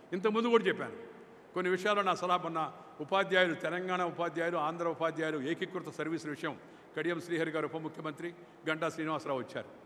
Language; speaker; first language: Telugu; native; Telugu